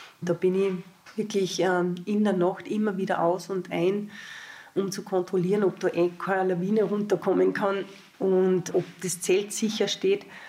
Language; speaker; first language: German; native; German